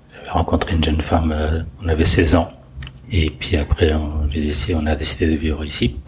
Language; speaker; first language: French; non-native, fluent; Portuguese